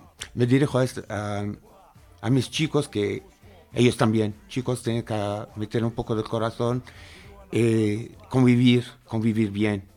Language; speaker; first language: Spanish; non-native, fluent; Arabic